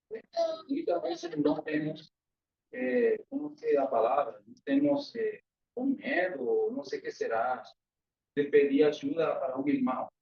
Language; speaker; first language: Portuguese; non-native, learner; Spanish